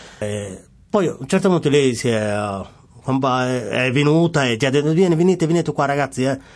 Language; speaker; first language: Italian; non-native, fluent; Somali